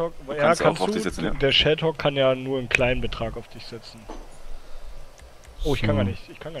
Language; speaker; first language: German; native; German